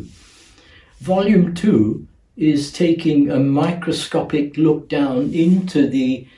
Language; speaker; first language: English; non-native, local second language; Gujarati